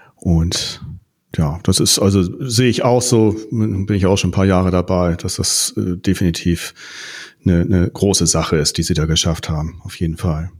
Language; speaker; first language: German; native; German